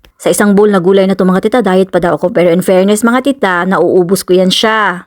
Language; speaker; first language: Filipino; non-native, local second language; Cebuano